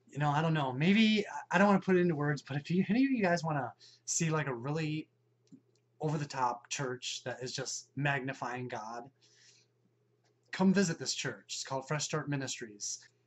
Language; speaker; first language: English; native; English